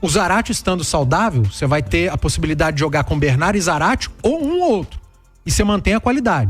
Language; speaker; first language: Portuguese; native; Portuguese